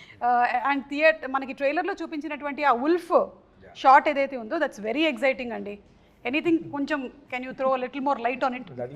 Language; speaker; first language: Telugu; native; Telugu